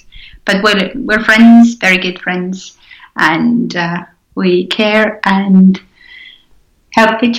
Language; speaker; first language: English; non-native, fluent; Estonian